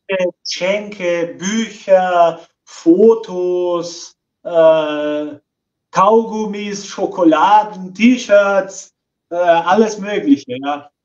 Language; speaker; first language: German; non-native, fluent; Portuguese